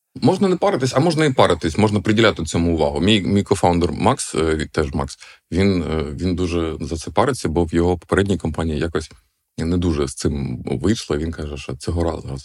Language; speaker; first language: Ukrainian; non-native, local second language; Russian